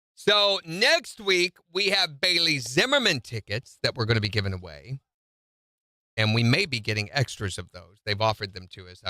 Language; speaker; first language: English; native; English